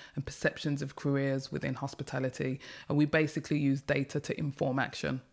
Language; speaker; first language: English; native; English